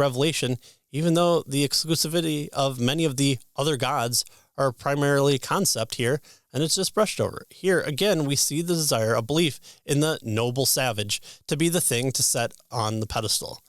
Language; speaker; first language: English; native; English